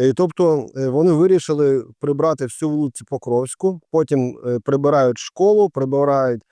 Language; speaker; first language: Ukrainian; native; Ukrainian